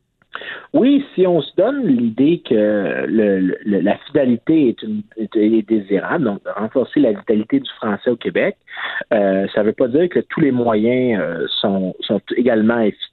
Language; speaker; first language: French; native; French